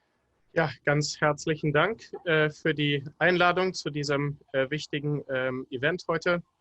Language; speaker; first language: German; native; German